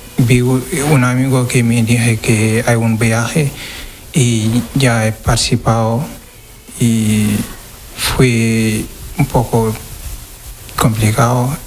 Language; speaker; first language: Spanish; non-native, learner; Wolof